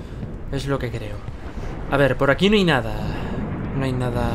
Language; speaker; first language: Spanish; native; Spanish